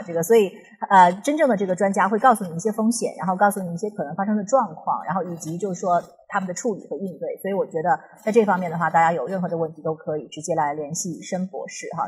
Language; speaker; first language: Chinese; native; Chinese